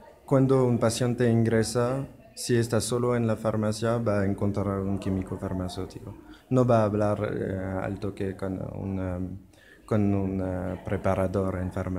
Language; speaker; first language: Spanish; non-native, learner; French